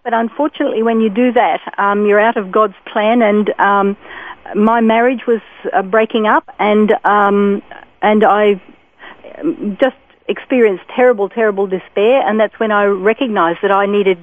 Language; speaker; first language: English; native; English